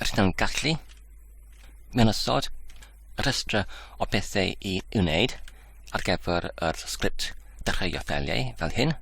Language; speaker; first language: Welsh; non-native, fluent; English